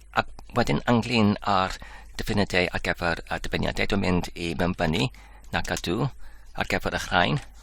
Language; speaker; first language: Welsh; non-native, local second language; English